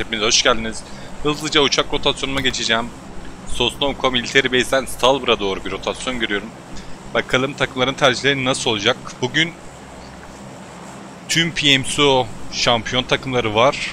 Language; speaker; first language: Turkish; native; Turkish